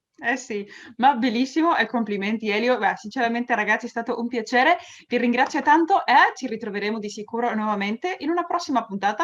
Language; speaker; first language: Italian; early bilingual, heritage; Spanish